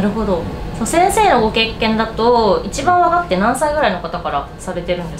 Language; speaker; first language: Japanese; native; Japanese